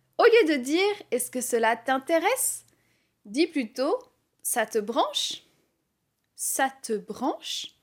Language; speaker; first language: French; native; French